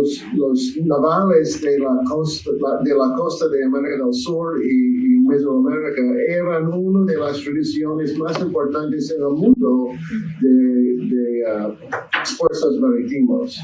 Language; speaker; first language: Spanish; non-native, learner; English